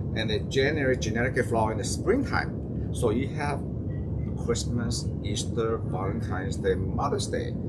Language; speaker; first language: English; non-native, fluent; Chinese